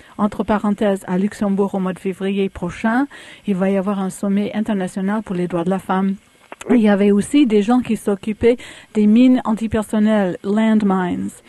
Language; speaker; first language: French; early bilingual, other home language; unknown